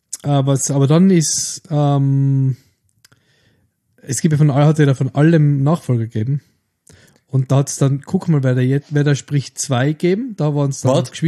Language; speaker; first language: German; native; German